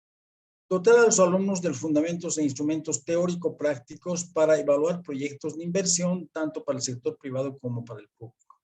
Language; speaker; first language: Spanish; native; Spanish